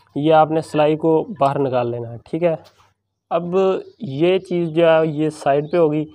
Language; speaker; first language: Urdu; non-native, local second language; Punjabi